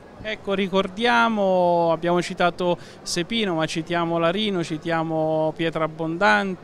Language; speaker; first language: Italian; native; Italian